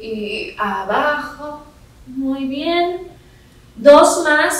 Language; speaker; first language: Spanish; non-native, learner; English